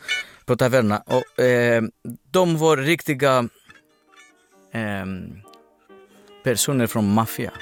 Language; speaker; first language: Swedish; non-native, learner; Greek